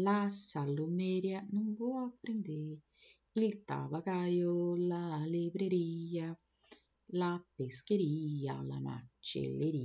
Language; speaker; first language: Italian; non-native, learner; Portuguese